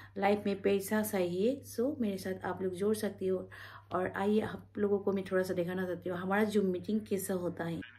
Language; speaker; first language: Hindi; non-native, local second language; Bangla